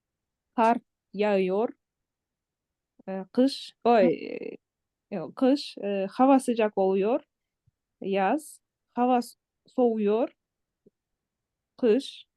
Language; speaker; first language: Turkish; non-native, learner; Kyrgyz